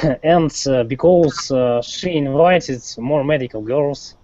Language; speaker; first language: English; non-native, learner; Russian